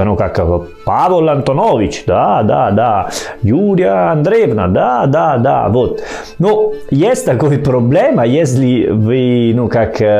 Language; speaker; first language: Russian; non-native, fluent; Italian